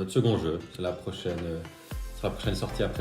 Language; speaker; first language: French; native; French